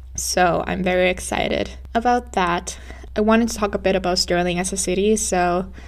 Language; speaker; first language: English; non-native, fluent; Finnish